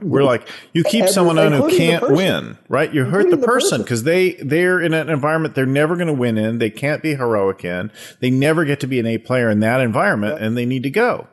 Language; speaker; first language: English; native; English